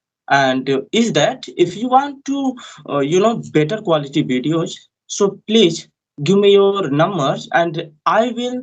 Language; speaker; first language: English; non-native, learner; Hindi